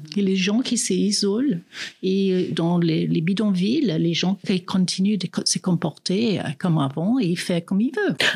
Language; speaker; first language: French; non-native, fluent; English